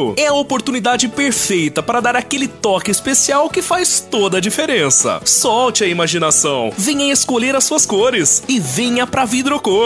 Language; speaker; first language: Portuguese; native; Portuguese